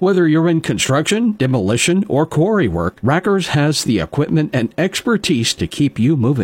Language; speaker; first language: English; native; English